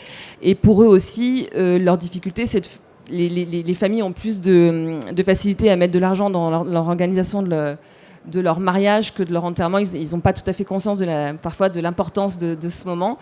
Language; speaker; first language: French; native; French